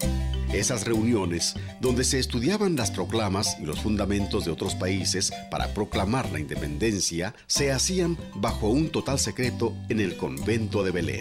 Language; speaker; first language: Spanish; native; Spanish